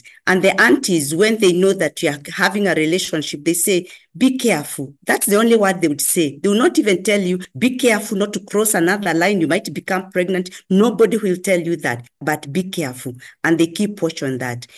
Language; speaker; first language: English; non-native, local second language; Kikuyu